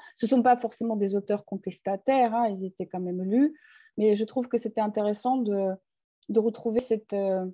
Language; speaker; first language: French; non-native, fluent; Russian